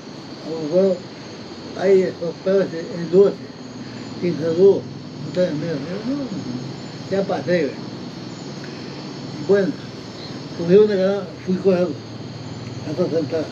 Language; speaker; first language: Spanish; non-native, local second language; Quechua